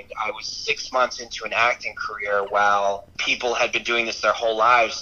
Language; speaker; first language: English; native; English